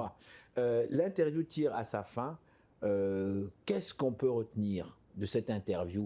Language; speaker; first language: French; native; French